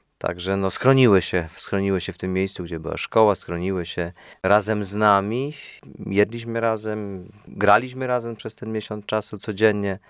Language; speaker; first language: Polish; native; Polish